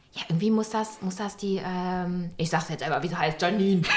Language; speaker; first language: German; native; German